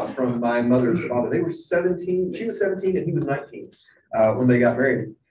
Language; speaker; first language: English; native; English